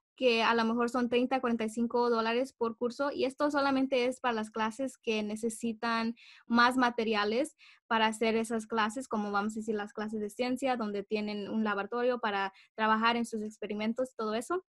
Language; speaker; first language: Spanish; early bilingual, heritage; Spanish